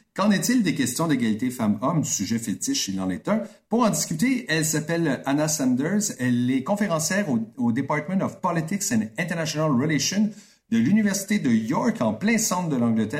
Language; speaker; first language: French; native; French